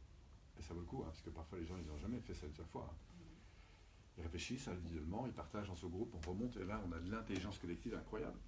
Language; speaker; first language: French; native; French